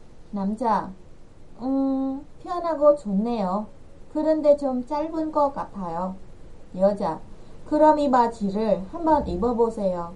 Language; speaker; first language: Korean; non-native, fluent; Vietnamese